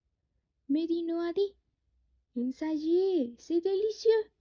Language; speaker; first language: French; non-native, learner; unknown